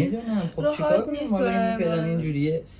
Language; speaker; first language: Persian; native; Persian